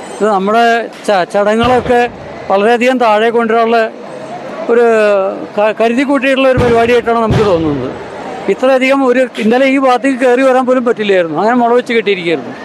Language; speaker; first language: Malayalam; native; Malayalam